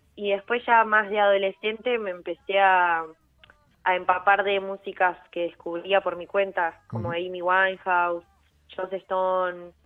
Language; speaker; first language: Spanish; native; Spanish